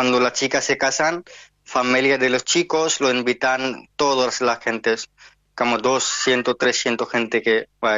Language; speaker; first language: Spanish; non-native, learner; Hindi